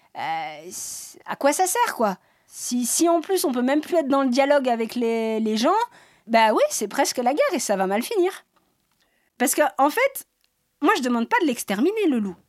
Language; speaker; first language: French; native; French